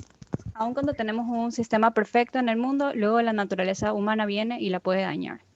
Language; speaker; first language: Spanish; native; Spanish